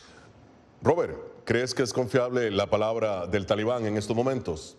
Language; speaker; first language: Spanish; native; Spanish